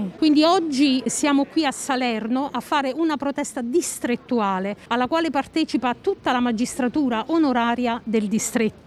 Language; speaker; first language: Italian; native; Italian